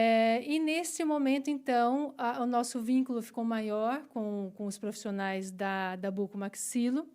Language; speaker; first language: Portuguese; native; Portuguese